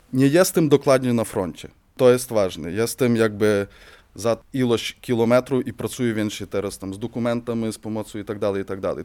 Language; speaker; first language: Polish; non-native, fluent; Ukrainian